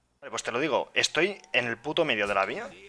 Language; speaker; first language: Spanish; native; Spanish